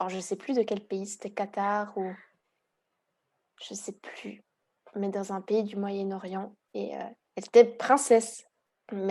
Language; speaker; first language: French; early bilingual, heritage; Hungarian